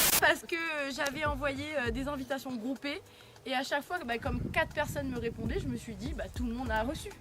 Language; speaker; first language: French; non-native, local second language; Morisyen